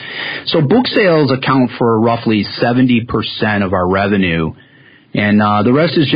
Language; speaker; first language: English; native; English